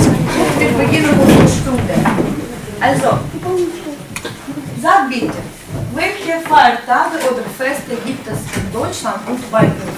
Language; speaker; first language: German; non-native, fluent; Russian